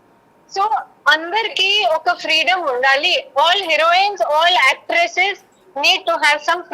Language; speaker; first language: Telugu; non-native, local second language; Hindi